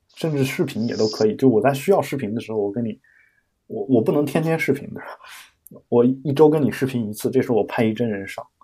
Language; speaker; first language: Chinese; native; Chinese